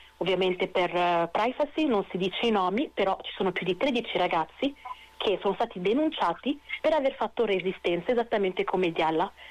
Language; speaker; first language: Italian; non-native, fluent; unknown